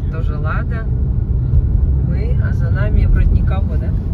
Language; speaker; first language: Russian; native; Russian